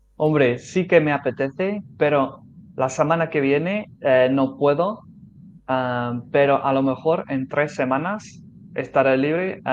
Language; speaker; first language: Spanish; non-native, fluent; English